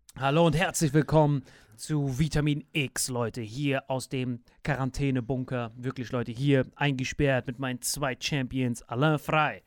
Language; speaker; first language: German; native; German